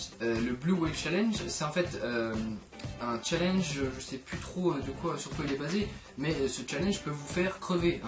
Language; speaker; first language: French; native; French